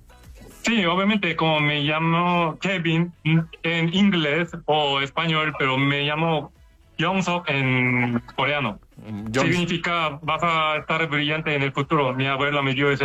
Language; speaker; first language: Spanish; non-native, learner; Korean